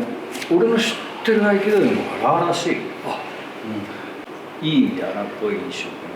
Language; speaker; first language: Japanese; native; Japanese